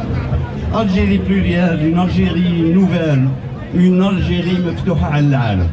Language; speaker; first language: French; non-native, local second language; Arabic